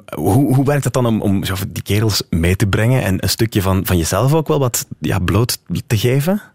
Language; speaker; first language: Dutch; native; Dutch